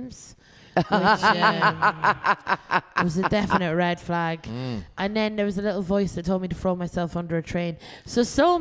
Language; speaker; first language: English; native; English